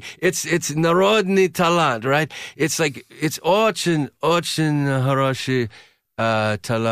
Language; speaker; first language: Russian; non-native, learner; English